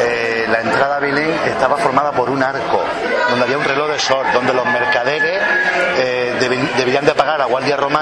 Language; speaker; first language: Spanish; native; Spanish